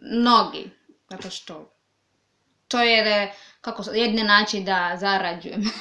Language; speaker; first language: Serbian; non-native, learner; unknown